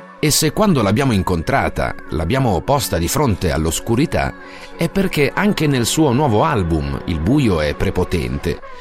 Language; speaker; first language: Italian; native; Italian